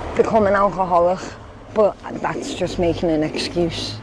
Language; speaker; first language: English; native; English